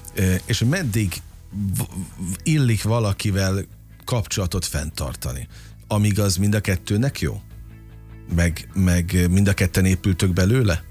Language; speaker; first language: Hungarian; native; Hungarian